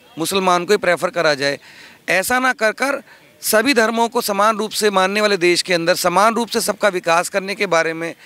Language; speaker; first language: Hindi; native; Hindi